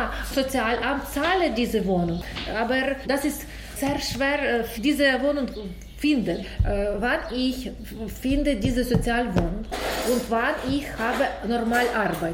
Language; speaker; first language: German; non-native, learner; Ukrainian